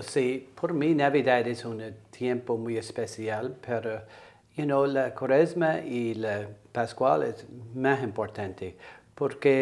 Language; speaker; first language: Spanish; non-native, learner; English